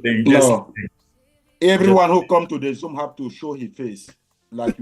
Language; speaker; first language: English; non-native, learner; French